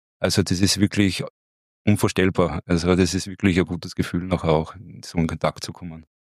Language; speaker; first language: German; native; German